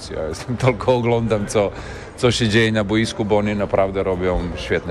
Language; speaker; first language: Polish; non-native, learner; Serbian